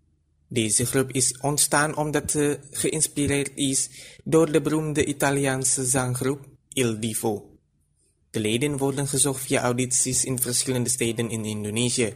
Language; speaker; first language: Dutch; non-native, fluent; Indonesian